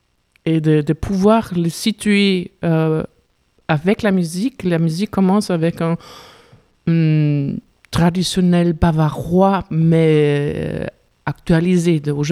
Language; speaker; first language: French; non-native, fluent; German